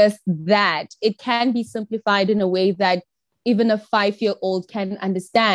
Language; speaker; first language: English; non-native, local second language; Tsonga